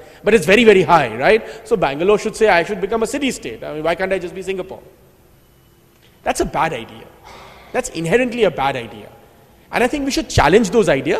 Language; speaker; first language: English; non-native, local second language; Bangla